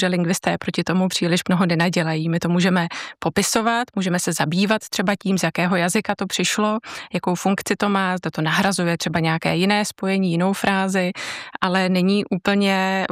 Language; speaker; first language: Czech; native; Czech